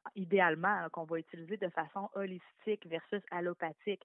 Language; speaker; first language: French; native; French